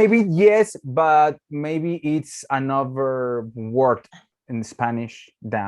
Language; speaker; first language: English; non-native, learner; Spanish